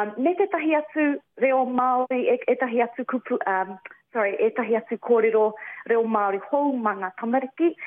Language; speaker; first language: Māori; non-native, local second language; English